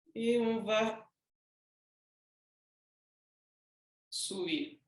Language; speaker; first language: French; non-native, learner; Spanish